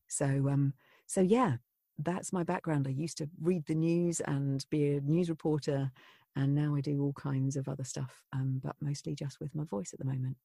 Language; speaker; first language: English; native; English